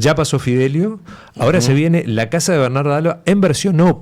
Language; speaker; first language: Spanish; native; Spanish